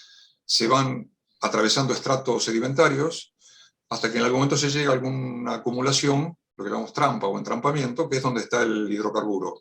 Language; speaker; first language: Spanish; native; Spanish